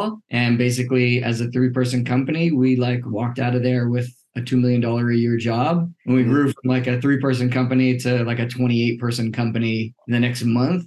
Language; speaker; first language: English; native; English